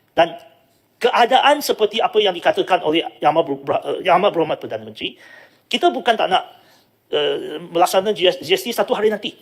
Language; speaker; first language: Malay; non-native, local second language; Chinese